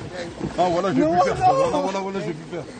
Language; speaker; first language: French; native; French